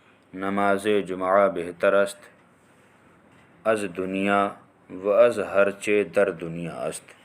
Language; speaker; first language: Persian; non-native, fluent; Urdu